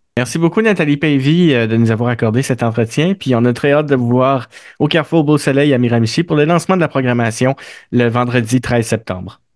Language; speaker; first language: French; native; French